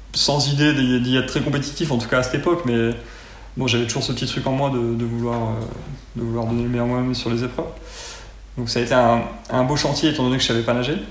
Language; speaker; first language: French; native; French